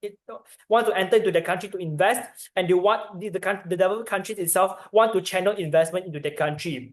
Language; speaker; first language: English; non-native, learner; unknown